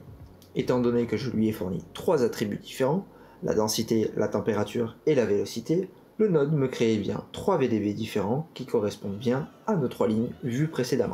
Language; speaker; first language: French; native; French